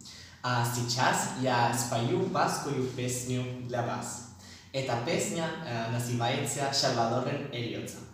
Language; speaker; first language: Russian; non-native, learner; Basque